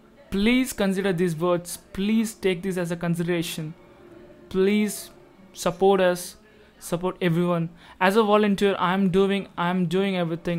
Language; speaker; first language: English; non-native, local second language; Tamil